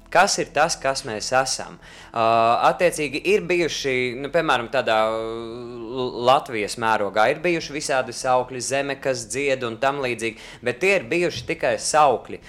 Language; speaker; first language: Latvian; native; Latvian